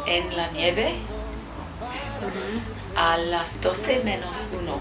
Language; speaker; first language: Spanish; non-native, learner; English